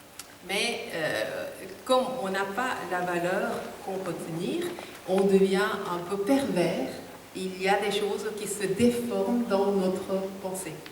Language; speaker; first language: French; non-native, fluent; Korean